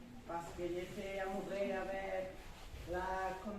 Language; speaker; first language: French; non-native, learner; Spanish